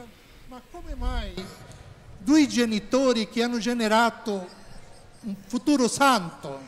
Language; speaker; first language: Italian; non-native, learner; Portuguese